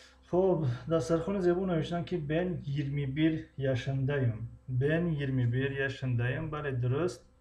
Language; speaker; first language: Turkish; non-native, fluent; Tajik